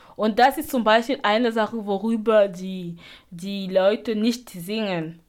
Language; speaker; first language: German; non-native, fluent; Basaa